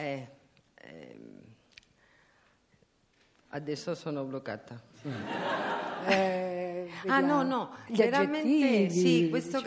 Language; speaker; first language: Italian; non-native, learner; Spanish